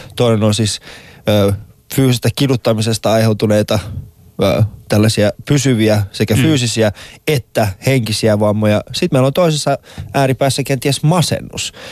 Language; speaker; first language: Finnish; early bilingual, other home language; Persian